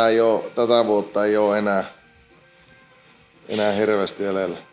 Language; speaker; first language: Finnish; native; Finnish